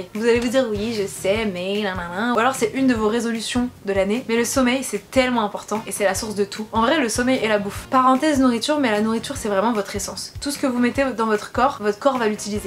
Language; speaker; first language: French; native; French